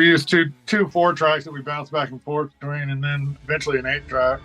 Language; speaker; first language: English; native; English